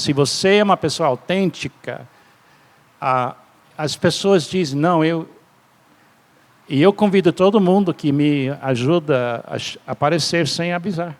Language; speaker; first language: Portuguese; non-native, fluent; English